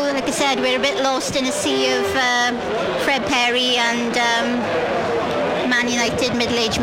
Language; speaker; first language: English; native; English